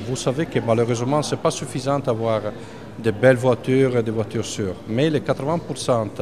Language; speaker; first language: French; non-native, fluent; Italian